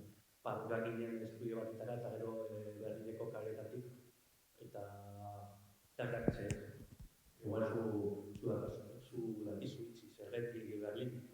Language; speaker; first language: Basque; non-native, local second language; Spanish